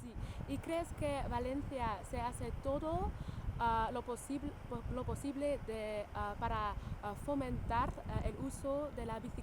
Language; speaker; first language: Spanish; non-native, learner; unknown